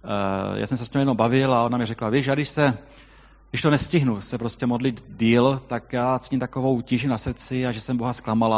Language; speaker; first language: Czech; native; Czech